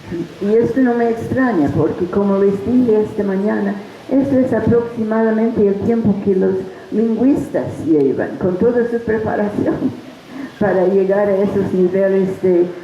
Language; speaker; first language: Spanish; non-native, fluent; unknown